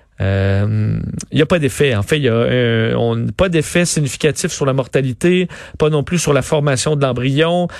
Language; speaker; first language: French; native; French